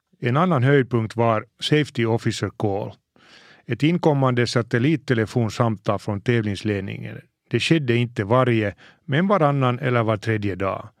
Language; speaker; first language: Swedish; native; Swedish